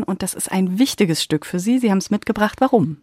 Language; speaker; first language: German; native; German